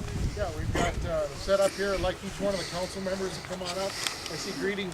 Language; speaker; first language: English; native; English